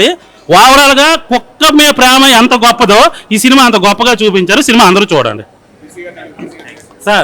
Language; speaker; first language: Telugu; native; Telugu